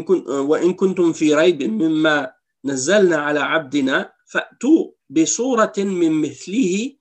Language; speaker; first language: Arabic; non-native, fluent; French